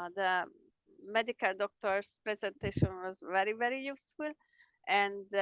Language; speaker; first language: English; non-native, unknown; Hungarian